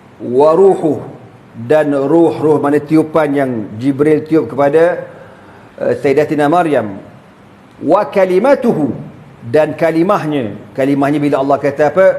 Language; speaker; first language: Malay; native; Malay